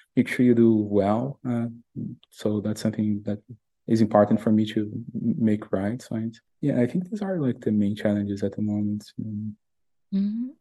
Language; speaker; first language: English; non-native, fluent; Portuguese